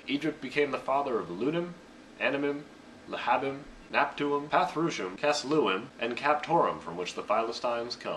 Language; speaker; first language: English; native; English